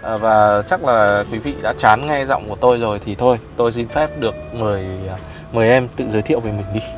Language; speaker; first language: Vietnamese; native; Vietnamese